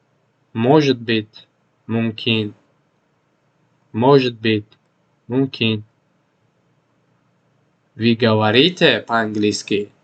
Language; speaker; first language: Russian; non-native, local second language; Tajik